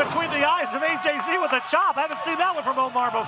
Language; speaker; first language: English; native; English